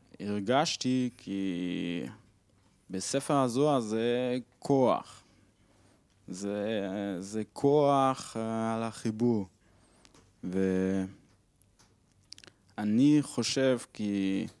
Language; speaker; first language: Hebrew; non-native, learner; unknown